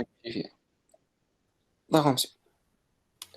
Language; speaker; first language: French; non-native, local second language; Arabic